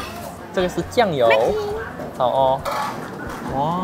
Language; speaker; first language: Chinese; native; Chinese